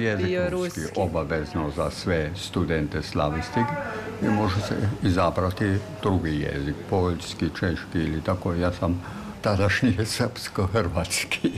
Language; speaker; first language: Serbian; non-native, fluent; German